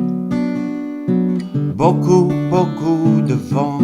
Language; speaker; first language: French; non-native, local second language; Kabyle